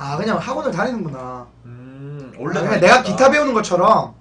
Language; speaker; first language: Korean; native; Korean